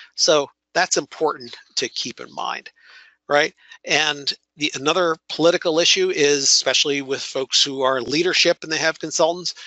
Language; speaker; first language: English; native; English